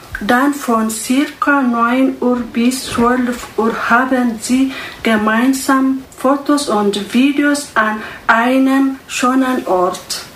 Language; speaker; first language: German; non-native, learner; Tigrinya